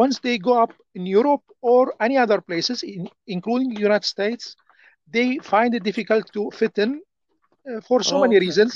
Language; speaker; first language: English; non-native, fluent; Arabic